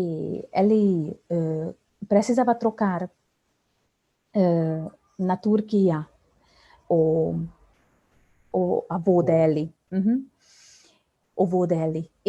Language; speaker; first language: Portuguese; non-native, fluent; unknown